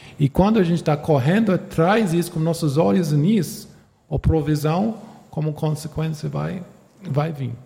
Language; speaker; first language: Portuguese; non-native, fluent; English